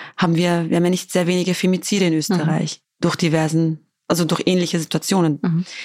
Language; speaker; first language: German; early bilingual, other home language; Albanian